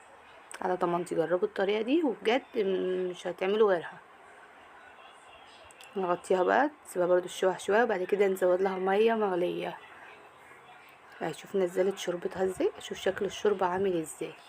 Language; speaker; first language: Arabic; native; Arabic